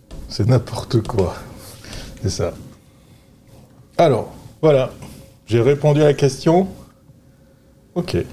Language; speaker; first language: French; native; French